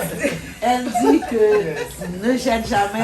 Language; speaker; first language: French; non-native, fluent; English